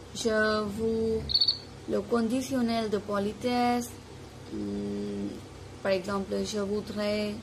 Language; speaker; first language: French; non-native, fluent; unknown